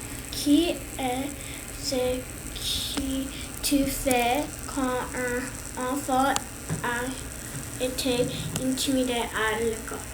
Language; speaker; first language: French; non-native, local second language; English